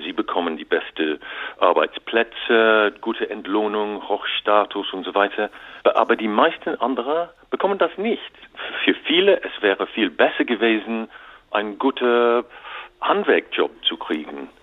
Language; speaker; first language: German; non-native, learner; English